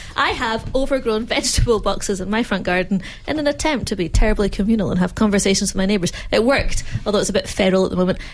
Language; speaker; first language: English; native; English